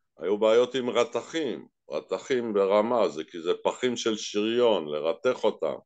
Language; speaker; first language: Hebrew; native; Hebrew